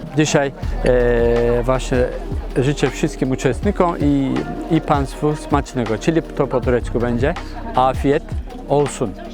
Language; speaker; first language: Polish; non-native, fluent; Turkish